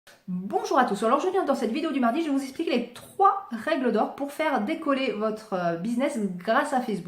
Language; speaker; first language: French; native; French